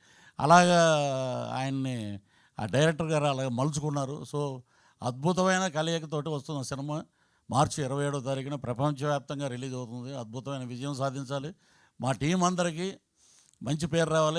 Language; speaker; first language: Telugu; native; Telugu